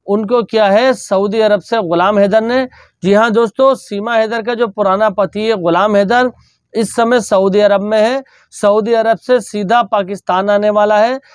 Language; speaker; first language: Hindi; native; Hindi